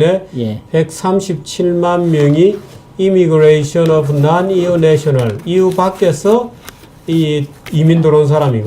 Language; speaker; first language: Korean; native; Korean